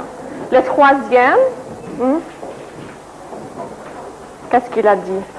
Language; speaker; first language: French; non-native, fluent; Arabic